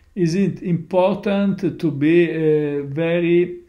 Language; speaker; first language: English; non-native, learner; Italian